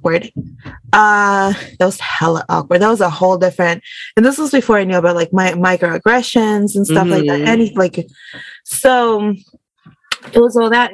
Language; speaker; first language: English; early bilingual, other home language; Spanish